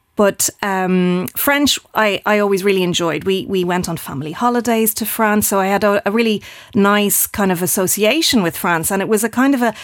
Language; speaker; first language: English; native; English